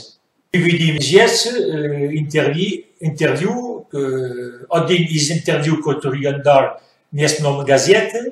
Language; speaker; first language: Russian; non-native, fluent; French